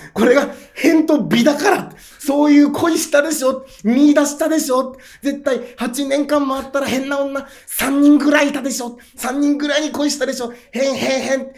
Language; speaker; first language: Japanese; native; Japanese